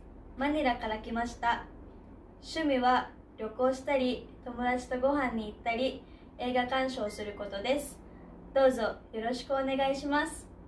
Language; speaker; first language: Japanese; non-native, learner; Filipino